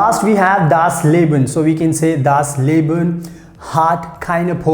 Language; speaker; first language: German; non-native, fluent; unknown